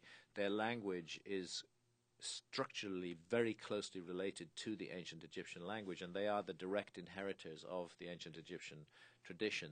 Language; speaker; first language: English; native; English